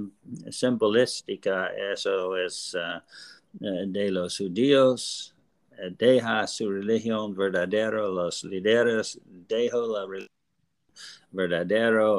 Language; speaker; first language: Spanish; non-native, learner; English